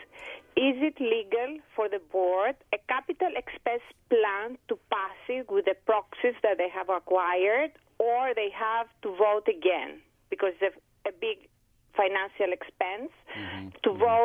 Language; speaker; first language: English; non-native, fluent; Greek